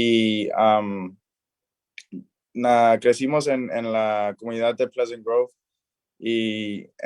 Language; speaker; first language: Spanish; early bilingual, other home language; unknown